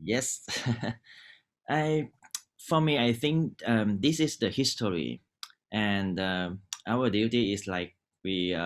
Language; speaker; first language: English; non-native, learner; Thai